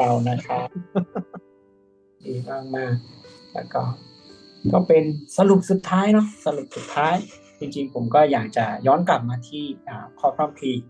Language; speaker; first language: Thai; native; Thai